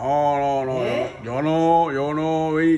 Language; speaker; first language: Spanish; native; Spanish